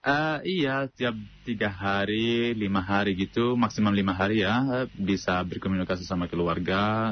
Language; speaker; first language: Indonesian; non-native, fluent; Arabic